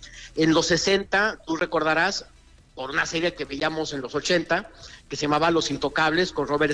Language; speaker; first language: Spanish; native; Spanish